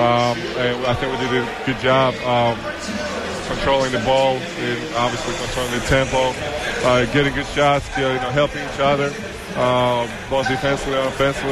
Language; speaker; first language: English; non-native, fluent; Georgian